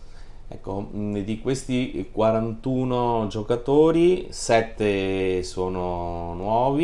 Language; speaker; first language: Italian; native; Italian